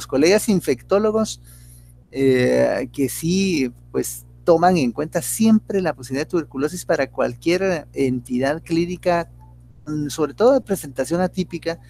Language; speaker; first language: Spanish; native; Spanish